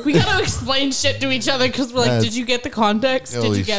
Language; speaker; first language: English; native; English